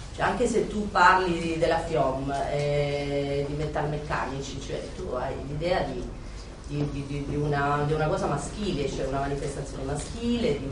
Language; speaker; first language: Italian; non-native, fluent; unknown